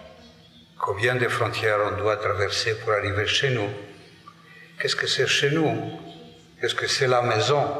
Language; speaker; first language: French; non-native, fluent; Greek